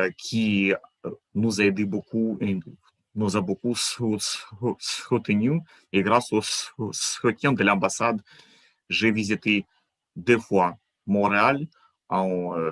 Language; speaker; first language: French; non-native, fluent; Ukrainian